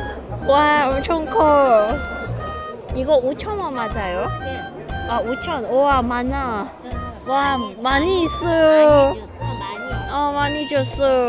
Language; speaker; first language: Korean; non-native, learner; Cantonese